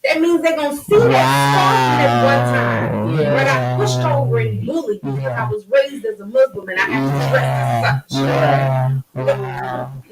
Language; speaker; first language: English; native; English